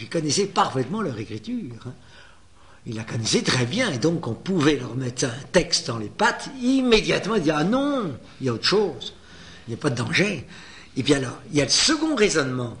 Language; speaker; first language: French; native; French